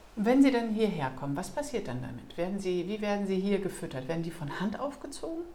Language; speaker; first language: German; native; German